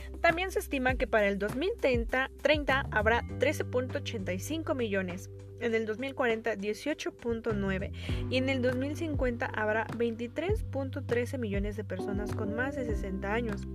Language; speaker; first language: Spanish; native; Spanish